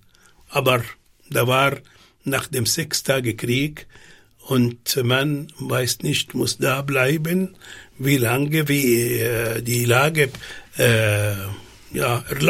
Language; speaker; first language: German; non-native, fluent; Arabic